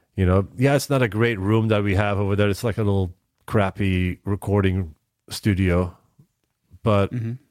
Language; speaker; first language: English; non-native, fluent; Dutch